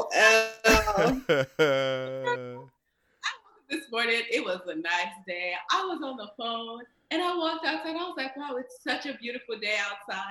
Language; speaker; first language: English; non-native, local second language; Yoruba